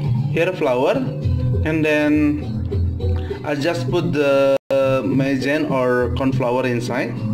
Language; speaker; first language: English; non-native, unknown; Indonesian